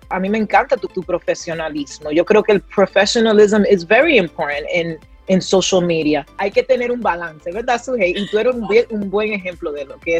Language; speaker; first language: Spanish; early bilingual, heritage; Spanish